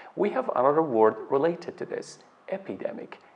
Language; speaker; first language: English; non-native, fluent; Persian